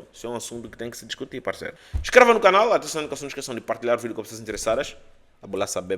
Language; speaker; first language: Portuguese; native; Portuguese